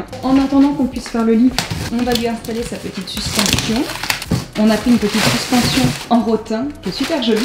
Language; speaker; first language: French; native; French